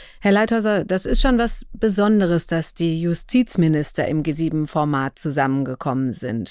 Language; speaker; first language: German; native; German